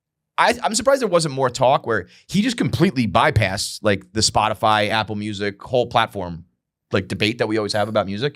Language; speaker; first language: English; native; English